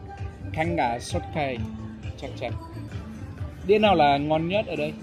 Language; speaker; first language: Vietnamese; non-native, learner; English